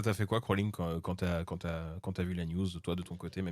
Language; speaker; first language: French; native; French